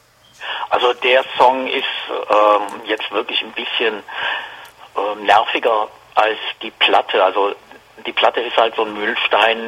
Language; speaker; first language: German; native; German